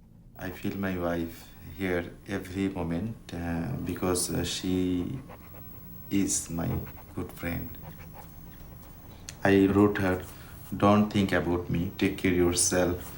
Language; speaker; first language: English; non-native, learner; Bangla